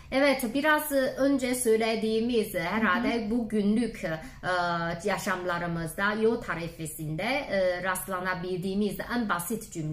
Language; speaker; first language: Turkish; non-native, fluent; Chinese